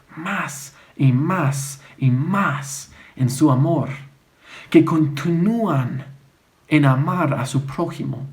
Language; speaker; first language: Spanish; non-native, fluent; English